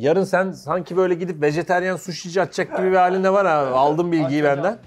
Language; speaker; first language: Turkish; native; Turkish